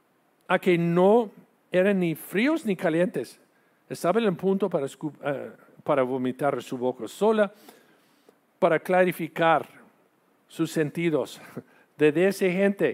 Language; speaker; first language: Spanish; non-native, fluent; English